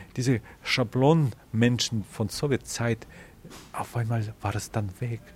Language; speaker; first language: German; non-native, fluent; Ukrainian